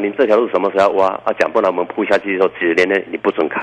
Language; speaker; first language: Chinese; native; Chinese